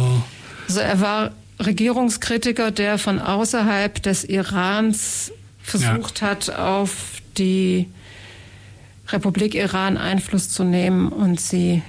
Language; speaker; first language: German; native; German